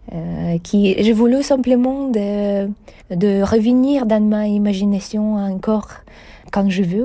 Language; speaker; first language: French; non-native, fluent; Russian